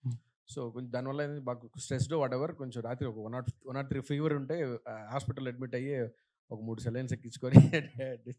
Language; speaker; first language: Telugu; native; Telugu